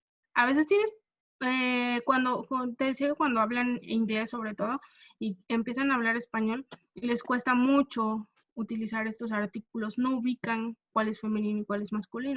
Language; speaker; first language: Spanish; non-native, fluent; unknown